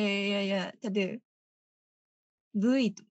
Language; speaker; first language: Indonesian; non-native, learner; Japanese